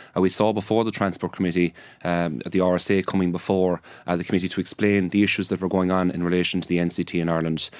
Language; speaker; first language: English; native; English